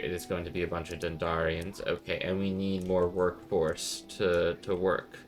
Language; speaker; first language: English; native; English